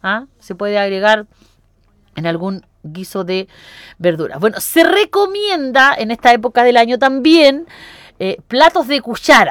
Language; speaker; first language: Spanish; native; Spanish